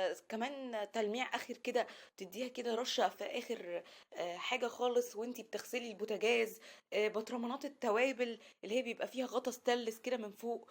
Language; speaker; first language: Arabic; native; Arabic